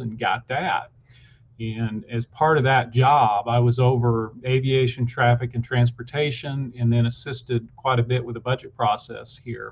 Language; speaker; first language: English; native; English